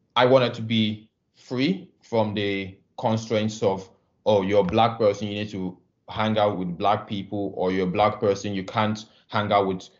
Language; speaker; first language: English; non-native, local second language; Igbo